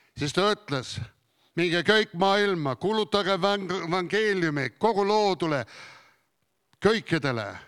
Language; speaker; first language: Estonian; non-native, fluent; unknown